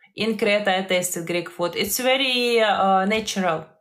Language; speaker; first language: English; non-native, fluent; Ukrainian